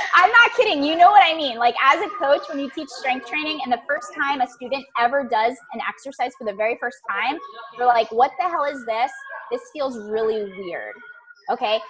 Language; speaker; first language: English; native; English